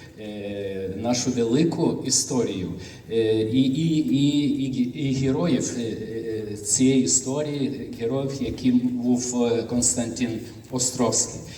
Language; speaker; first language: Ukrainian; non-native, fluent; Lithuanian